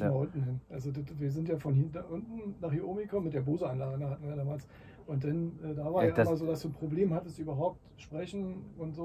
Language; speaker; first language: German; native; German